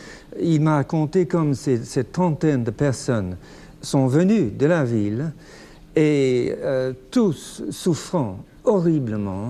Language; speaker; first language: French; non-native, fluent; English